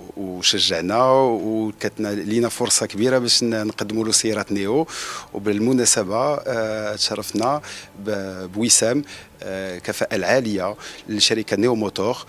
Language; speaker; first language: Arabic; native; Arabic